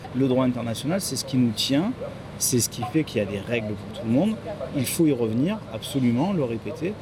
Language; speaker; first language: French; native; French